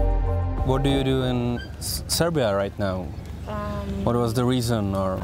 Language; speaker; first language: English; non-native, fluent; Czech